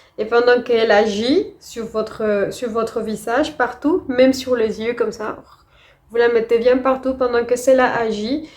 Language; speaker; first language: French; non-native, fluent; Spanish